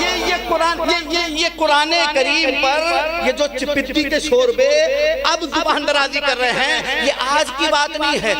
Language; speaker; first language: Urdu; native; Urdu